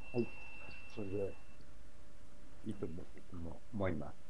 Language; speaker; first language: Japanese; non-native, fluent; Chinese